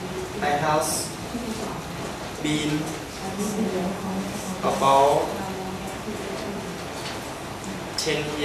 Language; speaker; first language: English; non-native, learner; Khmer